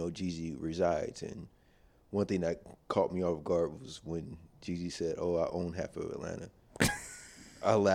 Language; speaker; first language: English; native; English